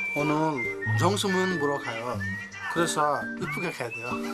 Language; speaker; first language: Korean; non-native, learner; Bangla